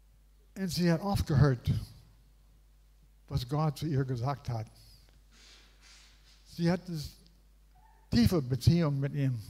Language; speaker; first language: German; non-native, learner; English